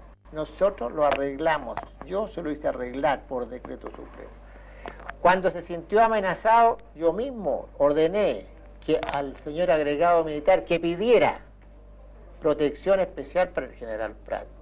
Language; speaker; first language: Spanish; native; Spanish